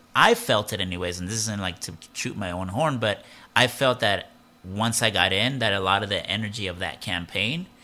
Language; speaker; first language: English; early bilingual, other home language; Spanish